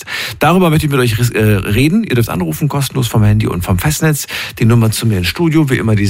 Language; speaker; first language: German; native; German